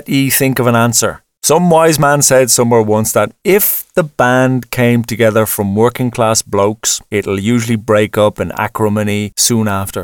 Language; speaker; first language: English; native; English